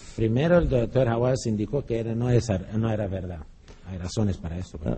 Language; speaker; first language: Spanish; non-native, fluent; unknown